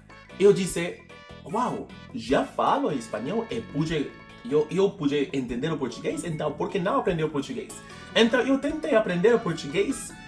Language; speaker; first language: Portuguese; non-native, fluent; English